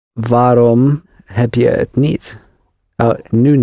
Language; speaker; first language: Dutch; non-native, learner; English